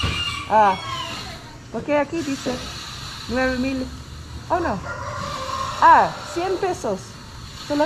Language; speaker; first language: Spanish; non-native, learner; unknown